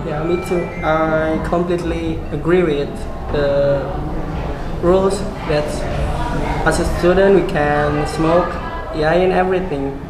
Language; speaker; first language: English; non-native, learner; Indonesian